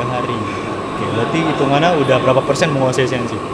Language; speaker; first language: Indonesian; native; Indonesian